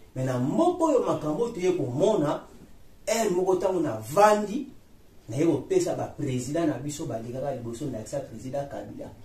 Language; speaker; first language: Lingala; non-native, local second language; Kongo